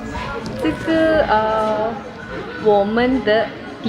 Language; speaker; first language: Chinese; non-native, learner; Malay